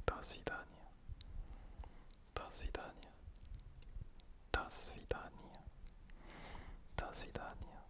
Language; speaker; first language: Russian; non-native, learner; French